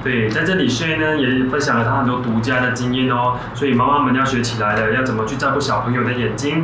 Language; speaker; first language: Chinese; native; Chinese